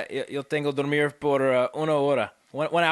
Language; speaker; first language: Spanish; non-native, learner; English